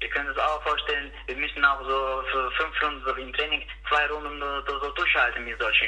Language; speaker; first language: German; non-native, learner; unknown